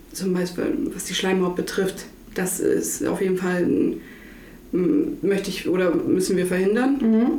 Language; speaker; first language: German; native; German